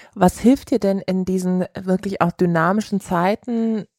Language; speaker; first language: German; native; German